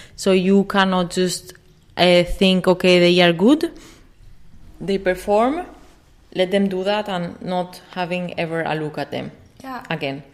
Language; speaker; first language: English; non-native, fluent; Spanish